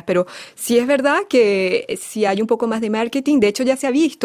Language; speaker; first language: Spanish; native; Spanish